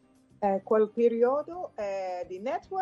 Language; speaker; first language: Italian; non-native, fluent; English